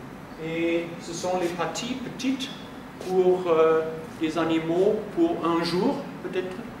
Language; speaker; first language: French; non-native, fluent; German